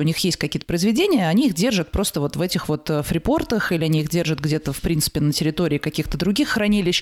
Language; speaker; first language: Russian; native; Russian